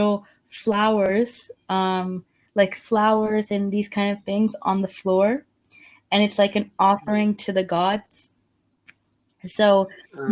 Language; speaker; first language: English; non-native, fluent; Spanish